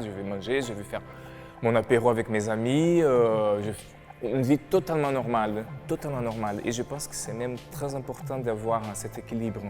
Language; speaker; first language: French; non-native, fluent; Portuguese